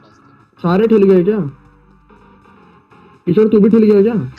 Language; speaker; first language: Hindi; native; Hindi